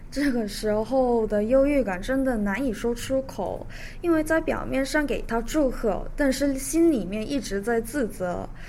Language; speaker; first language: Chinese; early bilingual, other home language; Korean